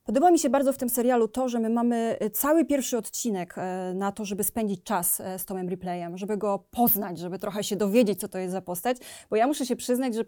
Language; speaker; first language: Polish; native; Polish